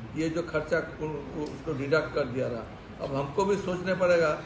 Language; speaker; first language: Hindi; non-native, local second language; Bangla